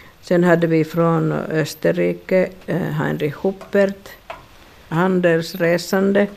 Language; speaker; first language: Swedish; non-native, local second language; Finnish